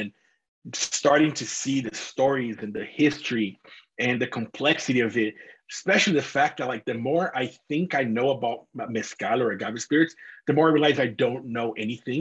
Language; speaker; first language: English; non-native, fluent; Portuguese